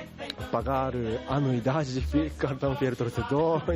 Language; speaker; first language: Portuguese; non-native, fluent; Japanese